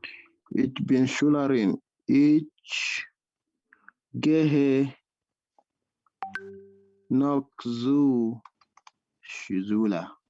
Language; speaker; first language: German; non-native, learner; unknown